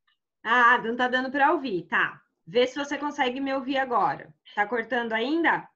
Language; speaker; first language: Portuguese; native; Portuguese